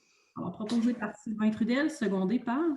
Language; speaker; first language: French; native; French